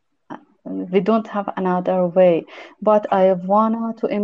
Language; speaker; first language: English; non-native, learner; Persian